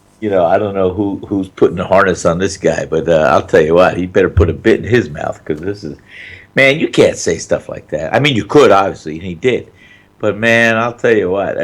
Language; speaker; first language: English; native; English